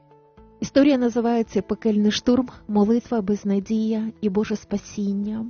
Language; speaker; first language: Ukrainian; native; Ukrainian